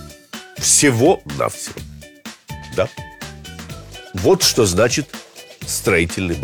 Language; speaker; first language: Russian; native; Russian